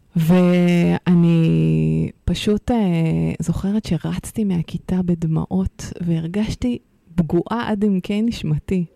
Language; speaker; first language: Hebrew; early bilingual, other home language; Russian